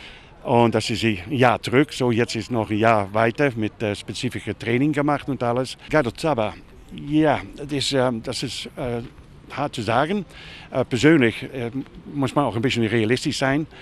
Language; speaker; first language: German; non-native, fluent; Dutch